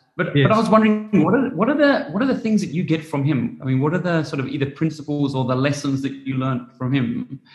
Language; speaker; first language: English; native; English